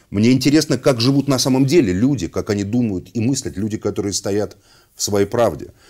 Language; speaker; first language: Russian; native; Russian